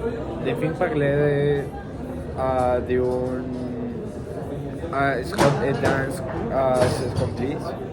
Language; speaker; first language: French; non-native, learner; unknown